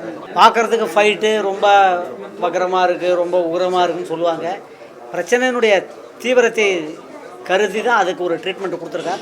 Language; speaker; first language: Tamil; native; Tamil